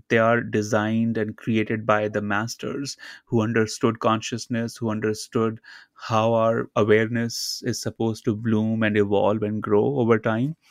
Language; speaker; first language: English; non-native, local second language; Hindi